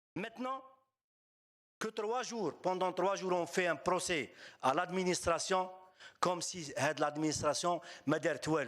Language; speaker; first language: French; non-native, local second language; Arabic